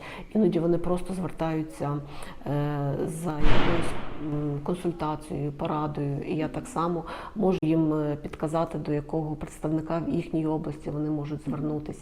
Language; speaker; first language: Ukrainian; native; Ukrainian